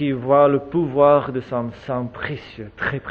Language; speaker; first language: French; native; French